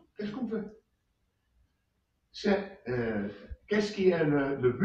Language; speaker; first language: French; non-native, fluent; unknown